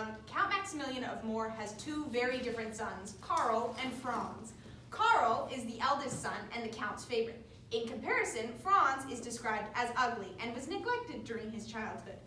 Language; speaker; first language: English; native; English